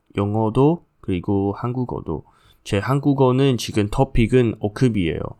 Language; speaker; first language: Korean; non-native, fluent; Chinese